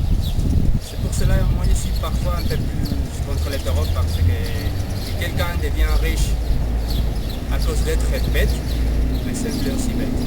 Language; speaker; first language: French; non-native, learner; Spanish